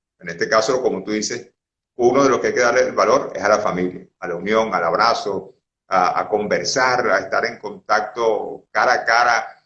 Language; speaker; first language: Spanish; native; Spanish